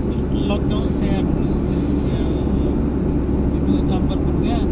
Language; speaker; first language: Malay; non-native, learner; Bangla